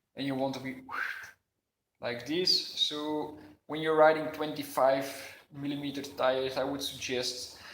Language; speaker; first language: English; non-native, fluent; Dutch